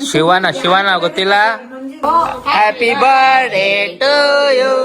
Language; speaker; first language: Kannada; native; Kannada